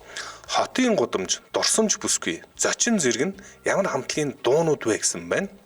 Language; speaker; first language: Mongolian; native; Mongolian